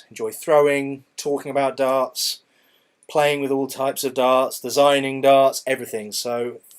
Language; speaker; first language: English; native; English